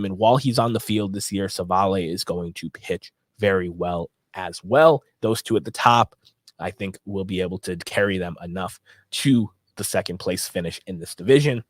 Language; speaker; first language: English; native; English